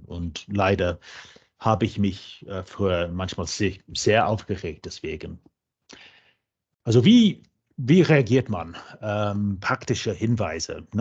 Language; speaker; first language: German; non-native, fluent; English